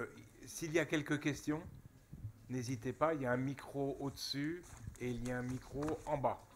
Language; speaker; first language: French; native; French